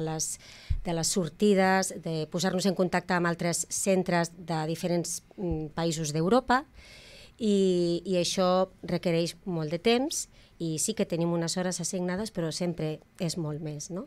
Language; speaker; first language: Catalan; native; Catalan